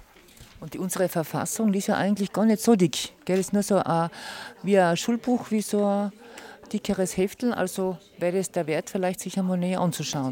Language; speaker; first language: German; native; German